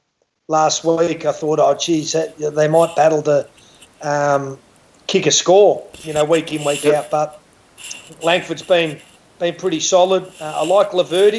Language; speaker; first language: English; native; English